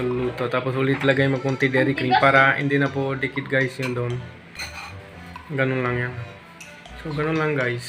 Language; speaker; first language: Filipino; non-native, learner; Punjabi